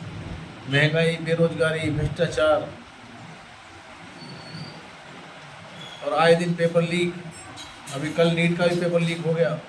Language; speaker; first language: Hindi; native; Hindi